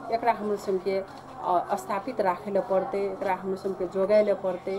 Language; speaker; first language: Maithili; non-native, local second language; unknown